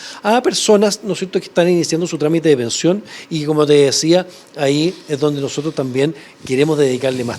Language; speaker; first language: Spanish; native; Spanish